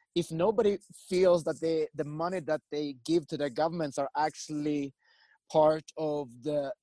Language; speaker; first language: English; non-native, fluent; Swedish